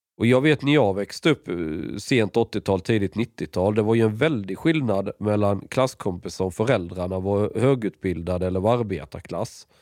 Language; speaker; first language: Swedish; native; Swedish